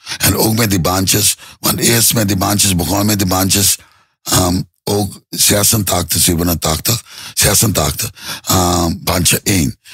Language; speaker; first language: Dutch; non-native, local second language; Papiamento